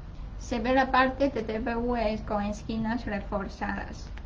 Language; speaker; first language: Spanish; non-native, learner; Chinese